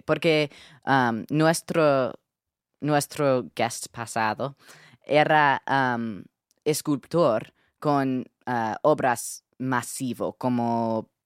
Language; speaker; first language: Spanish; non-native, learner; English